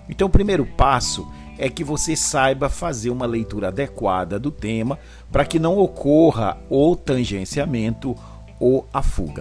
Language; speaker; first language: Portuguese; native; Portuguese